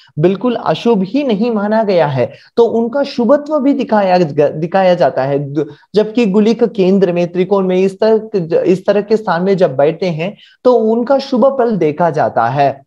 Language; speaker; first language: Hindi; non-native, local second language; Marathi